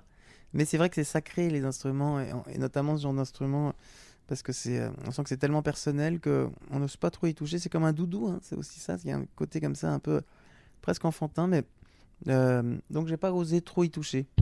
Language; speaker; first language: French; native; French